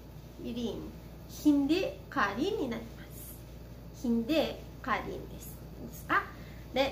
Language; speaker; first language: Japanese; non-native, fluent; Filipino